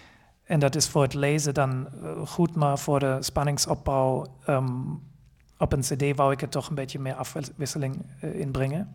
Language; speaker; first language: Dutch; non-native, fluent; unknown